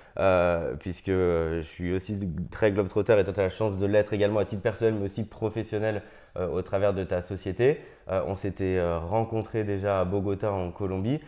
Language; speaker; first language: French; native; French